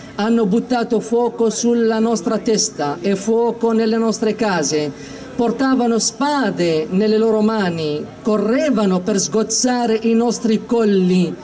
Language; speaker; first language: Italian; non-native, fluent; Aramaic